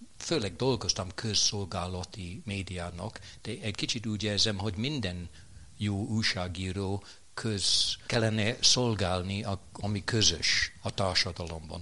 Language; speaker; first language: Hungarian; non-native, fluent; English